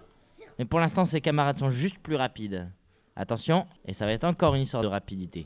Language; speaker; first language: French; native; French